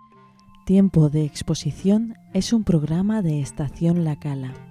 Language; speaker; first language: Spanish; native; Spanish